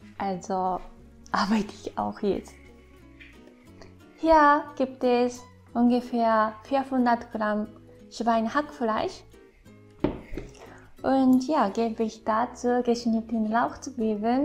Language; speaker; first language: German; non-native, fluent; Japanese